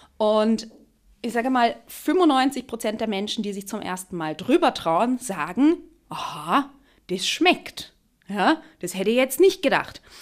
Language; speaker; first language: German; native; German